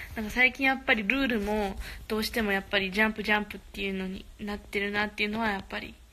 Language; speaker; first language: Japanese; early bilingual, other home language; Korean